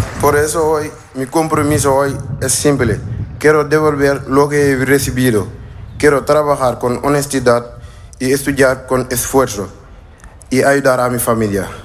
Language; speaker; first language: Spanish; non-native, learner; Wolof